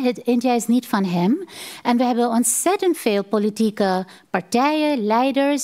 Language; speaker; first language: Dutch; non-native, fluent; Tamil